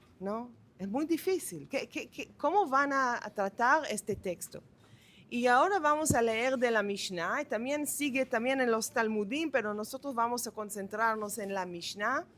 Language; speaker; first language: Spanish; non-native, fluent; Hebrew